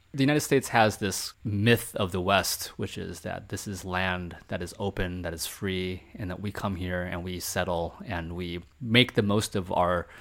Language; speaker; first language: English; early bilingual, other home language; Chinese